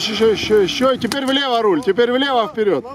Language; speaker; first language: Russian; native; Russian